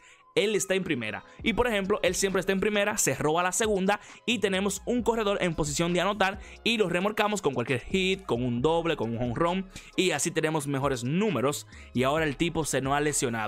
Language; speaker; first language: Spanish; native; Spanish